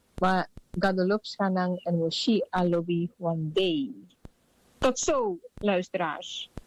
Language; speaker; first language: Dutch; native; Dutch